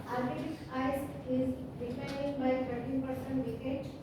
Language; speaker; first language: English; non-native, local second language; Gujarati